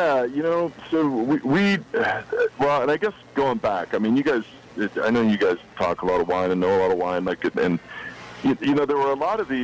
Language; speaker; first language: English; native; English